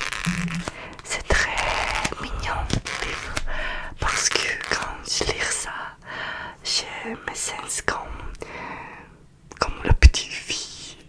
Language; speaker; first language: French; non-native, learner; Russian